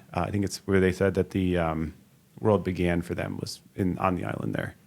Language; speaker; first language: English; native; English